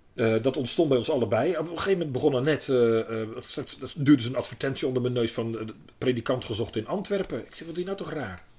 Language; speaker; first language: Dutch; native; Dutch